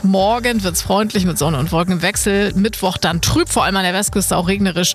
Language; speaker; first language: German; native; German